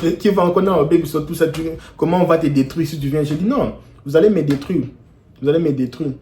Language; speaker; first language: French; non-native, local second language; Lingala